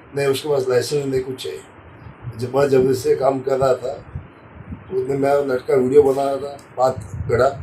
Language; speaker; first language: Hindi; non-native, local second language; Gujarati